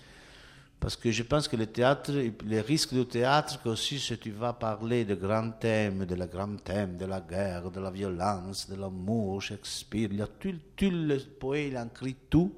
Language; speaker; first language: French; non-native, learner; Italian